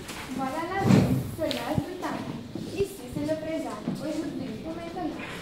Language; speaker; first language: French; native; French